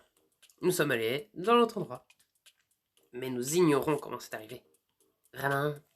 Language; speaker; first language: French; native; French